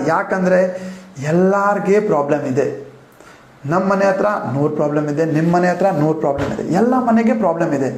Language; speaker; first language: Kannada; non-native, local second language; Gujarati